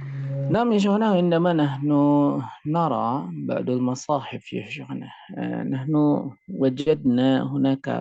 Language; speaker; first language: Arabic; non-native, learner; Indonesian